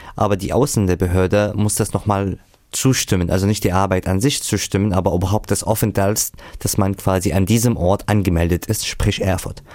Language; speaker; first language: German; non-native, fluent; Arabic